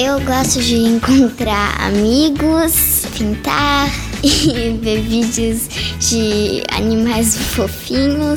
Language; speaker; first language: Portuguese; early bilingual, heritage; Portuguese